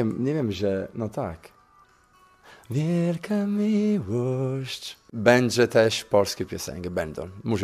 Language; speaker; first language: Polish; non-native, learner; Italian